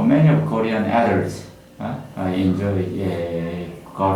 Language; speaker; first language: English; non-native, learner; Korean